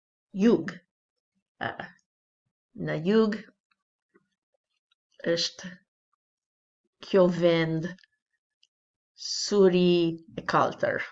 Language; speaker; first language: Albanian; non-native, learner; English